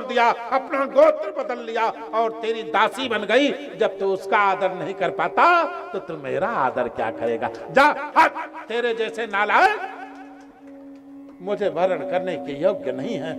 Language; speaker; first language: Hindi; native; Hindi